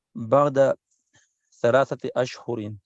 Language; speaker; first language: Arabic; non-native, learner; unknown